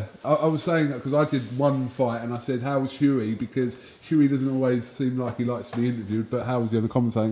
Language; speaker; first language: English; native; English